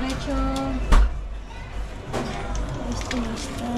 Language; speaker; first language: Spanish; non-native, learner; Filipino